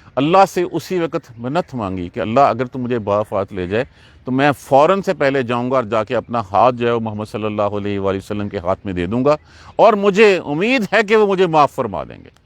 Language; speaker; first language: Urdu; native; Urdu